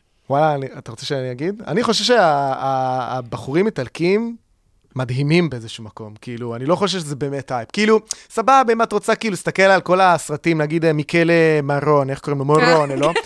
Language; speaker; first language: Hebrew; non-native, fluent; Italian